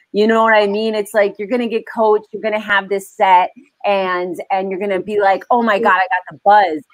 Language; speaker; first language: English; native; English